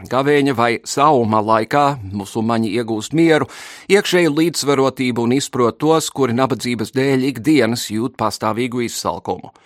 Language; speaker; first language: Latvian; early bilingual, heritage; Latvian